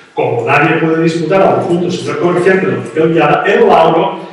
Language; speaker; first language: Spanish; non-native, local second language; Catalan